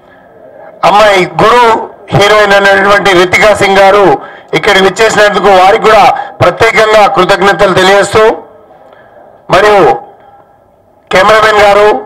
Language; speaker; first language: Telugu; native; Telugu